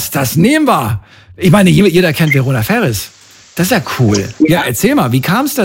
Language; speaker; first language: German; native; German